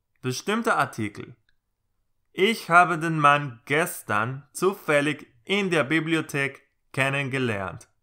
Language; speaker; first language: German; non-native, fluent; Spanish